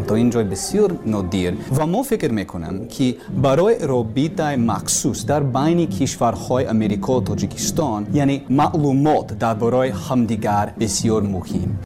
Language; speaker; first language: Persian; non-native, learner; English